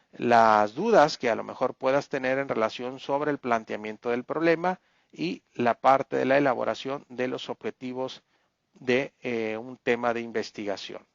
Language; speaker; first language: Spanish; native; Spanish